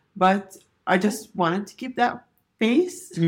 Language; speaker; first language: English; non-native, fluent; Arabic